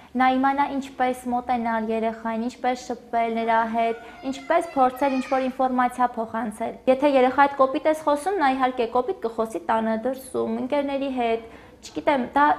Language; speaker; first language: Armenian; native; Armenian